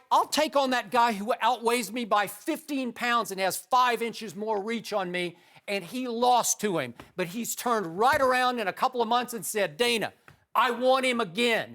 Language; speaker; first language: English; native; English